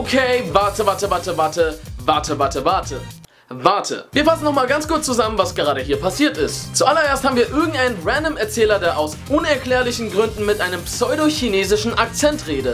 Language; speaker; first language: German; native; German